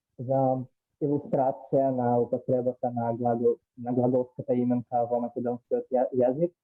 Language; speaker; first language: Macedonian; non-native, learner; Russian